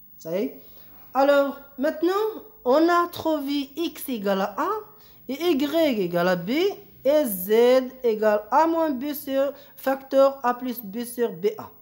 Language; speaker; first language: French; non-native, local second language; Arabic